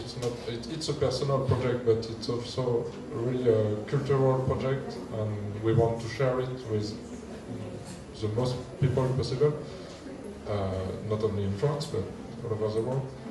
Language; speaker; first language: English; non-native, learner; French